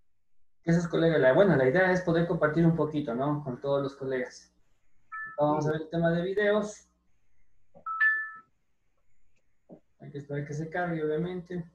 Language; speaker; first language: Spanish; native; Spanish